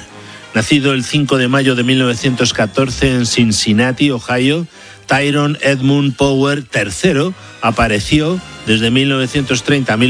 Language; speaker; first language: Spanish; native; Spanish